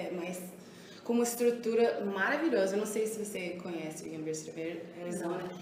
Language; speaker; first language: Portuguese; early bilingual, heritage; English